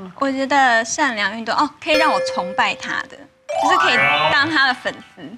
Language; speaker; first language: Chinese; native; Chinese